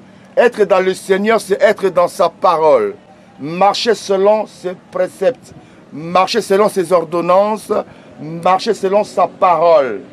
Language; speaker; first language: French; non-native, local second language; Lingala